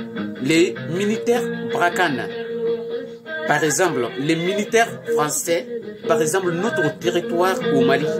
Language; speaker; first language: French; non-native, learner; Bambara